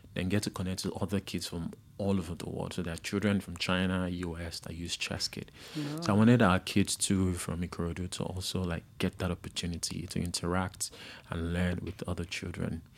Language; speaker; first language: English; non-native, local second language; Yoruba